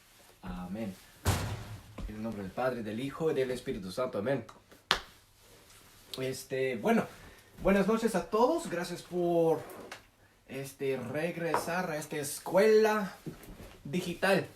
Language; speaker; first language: Spanish; non-native, fluent; English